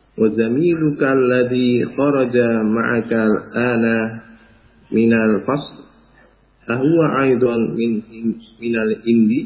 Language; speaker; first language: Arabic; non-native, learner; Indonesian